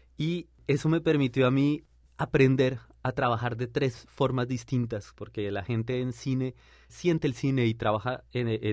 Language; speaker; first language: Spanish; native; Spanish